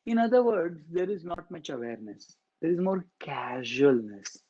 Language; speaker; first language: English; non-native, local second language; Marathi